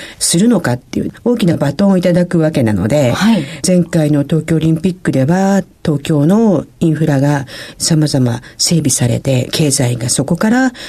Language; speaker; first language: Japanese; native; Japanese